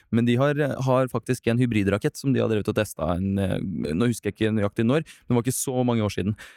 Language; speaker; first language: Norwegian; non-native, fluent; Russian